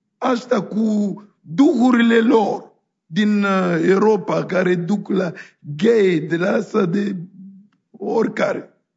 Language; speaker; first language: Romanian; non-native, fluent; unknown